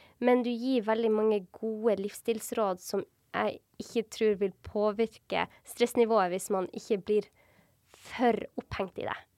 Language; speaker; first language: Norwegian; native; Norwegian